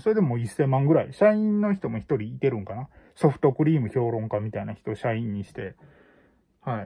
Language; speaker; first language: Japanese; native; Japanese